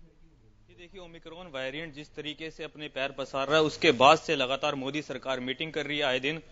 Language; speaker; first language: Hindi; native; Hindi